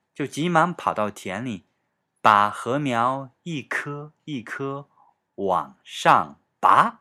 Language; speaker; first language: Chinese; native; Chinese